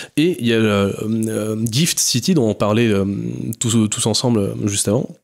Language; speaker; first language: French; native; French